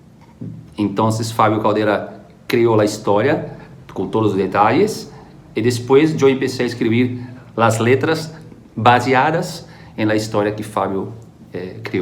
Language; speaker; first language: Spanish; non-native, fluent; Portuguese